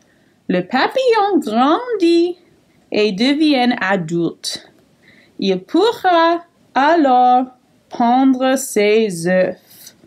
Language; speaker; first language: French; non-native, fluent; English